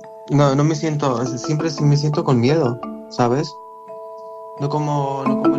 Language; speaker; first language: Spanish; non-native, learner; Arabic